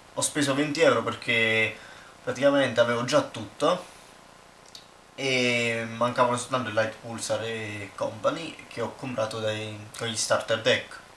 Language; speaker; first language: Italian; native; Italian